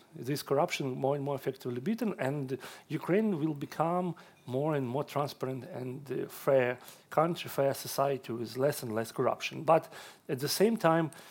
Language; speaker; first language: English; non-native, fluent; Russian